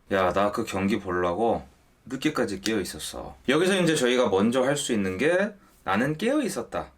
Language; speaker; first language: Korean; native; Korean